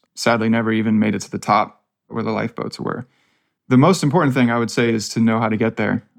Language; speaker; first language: English; native; English